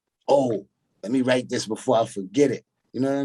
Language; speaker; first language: English; native; English